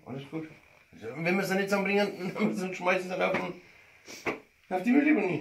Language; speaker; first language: German; native; German